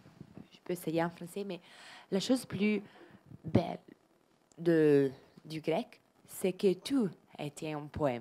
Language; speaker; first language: French; non-native, learner; Italian